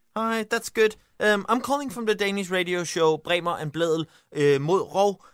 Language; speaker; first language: English; non-native, fluent; Danish